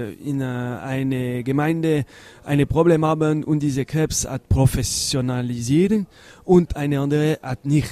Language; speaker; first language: German; non-native, local second language; French